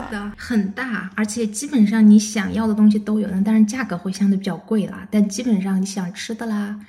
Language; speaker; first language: Chinese; non-native, local second language; Kazakh